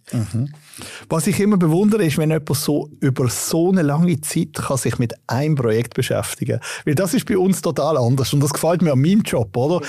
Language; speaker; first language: German; native; German